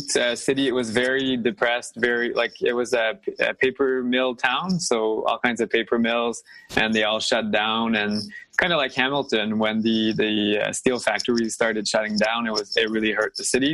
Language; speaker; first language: English; non-native, fluent; French